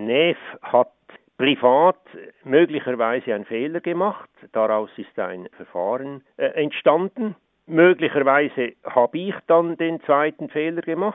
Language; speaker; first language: German; native; German